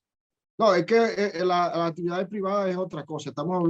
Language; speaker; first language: Spanish; native; Spanish